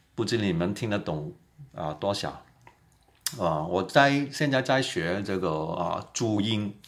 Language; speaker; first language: Chinese; non-native, local second language; Cantonese